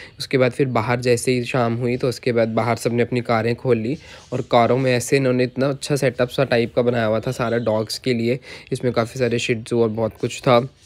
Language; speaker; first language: Hindi; native; Hindi